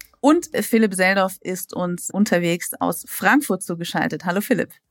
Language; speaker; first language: German; native; German